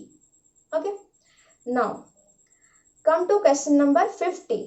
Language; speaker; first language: English; non-native, local second language; Hindi